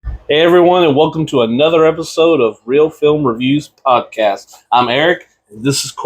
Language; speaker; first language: English; native; English